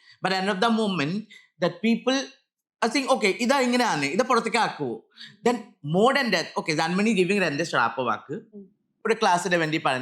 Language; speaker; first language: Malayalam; non-native, learner; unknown